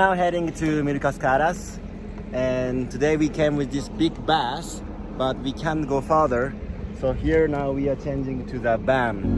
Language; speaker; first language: English; non-native, learner; Japanese